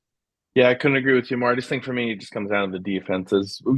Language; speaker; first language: English; native; English